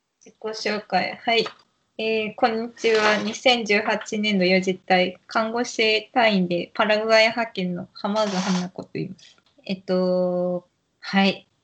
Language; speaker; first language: Japanese; native; Japanese